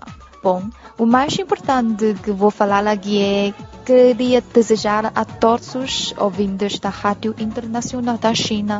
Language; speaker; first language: Portuguese; non-native, fluent; Chinese